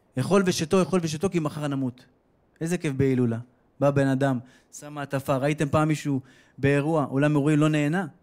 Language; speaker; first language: Hebrew; native; Hebrew